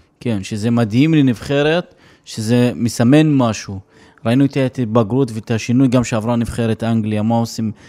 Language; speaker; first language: Hebrew; non-native, local second language; Arabic